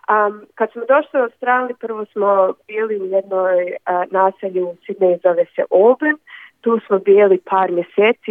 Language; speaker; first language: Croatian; early bilingual, other home language; Bosnian